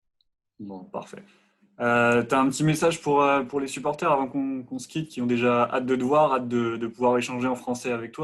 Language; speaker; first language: French; native; French